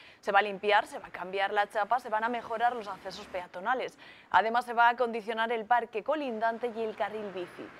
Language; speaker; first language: Spanish; native; Spanish